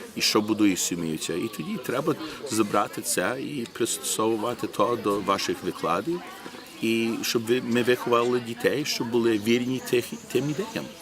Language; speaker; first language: Ukrainian; early bilingual, heritage; Ukrainian